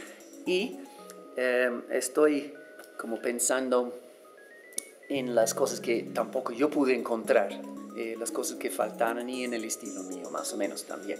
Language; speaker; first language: Spanish; non-native, fluent; English